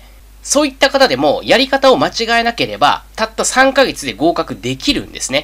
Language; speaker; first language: Japanese; native; Japanese